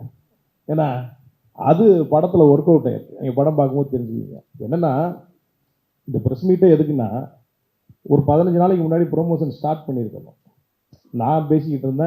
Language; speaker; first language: Tamil; native; Tamil